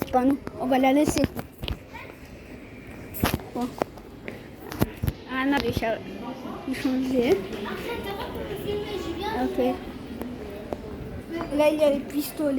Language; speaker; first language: French; non-native, learner; Arabic